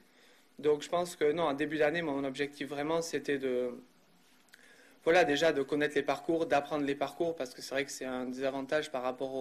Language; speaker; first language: French; native; French